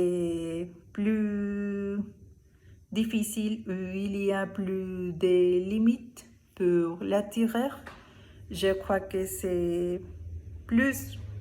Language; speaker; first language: French; non-native, learner; Spanish